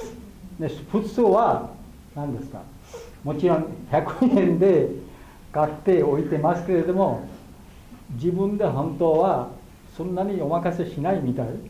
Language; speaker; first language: Japanese; non-native, learner; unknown